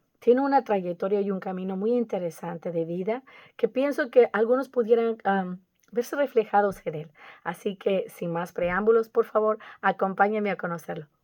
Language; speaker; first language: Spanish; native; Spanish